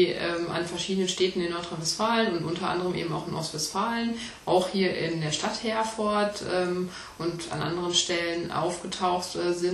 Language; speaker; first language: German; native; German